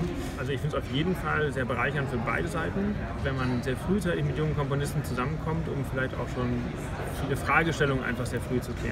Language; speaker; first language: German; native; German